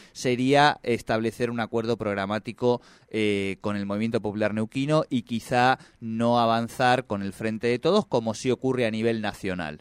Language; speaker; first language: Spanish; native; Spanish